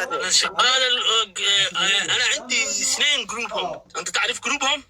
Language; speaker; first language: Arabic; non-native, learner; Somali